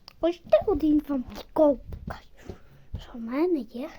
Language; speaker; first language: Ukrainian; native; Ukrainian